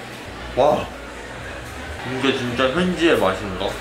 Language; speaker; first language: Korean; native; Korean